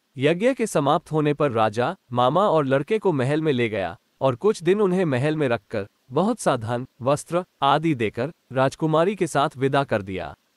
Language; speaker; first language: Hindi; non-native, local second language; Gujarati